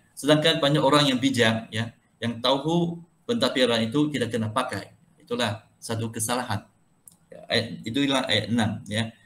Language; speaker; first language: Malay; non-native, local second language; Chinese